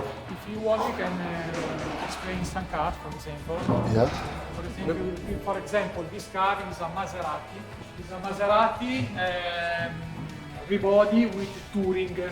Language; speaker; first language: English; non-native, learner; Italian